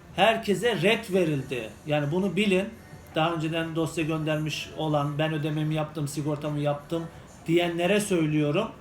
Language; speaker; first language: Turkish; native; Turkish